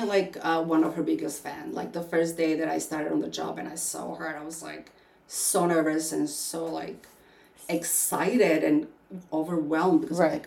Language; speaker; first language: English; non-native, fluent; Albanian